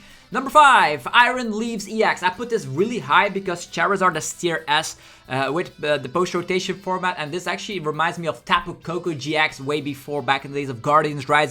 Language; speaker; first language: English; non-native, fluent; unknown